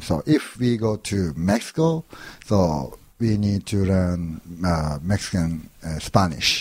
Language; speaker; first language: English; non-native, learner; Japanese